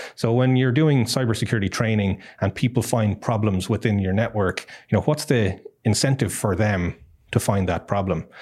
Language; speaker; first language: English; native; English